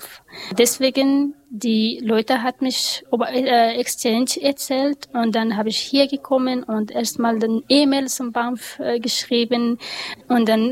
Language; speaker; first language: German; non-native, learner; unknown